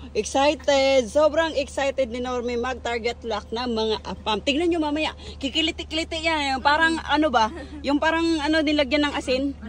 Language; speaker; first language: Filipino; non-native, local second language; Cebuano